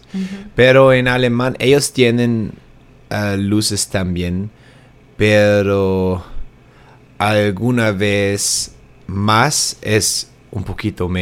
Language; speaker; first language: Spanish; non-native, learner; German